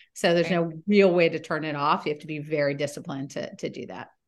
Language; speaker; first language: English; native; English